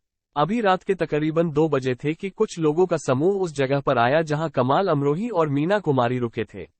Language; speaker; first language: Hindi; native; Hindi